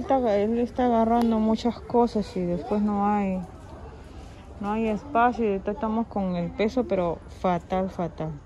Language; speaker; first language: Spanish; native; Spanish